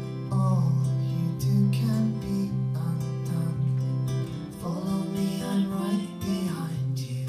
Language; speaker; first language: English; native; English